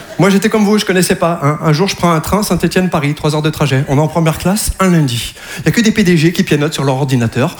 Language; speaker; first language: French; native; French